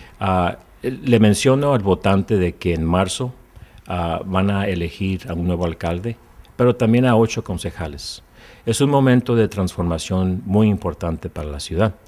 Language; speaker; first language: Spanish; early bilingual, heritage; Spanish